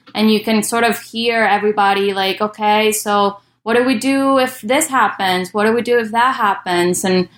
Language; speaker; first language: English; early bilingual, other home language; Spanish